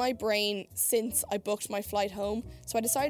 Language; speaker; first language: English; native; English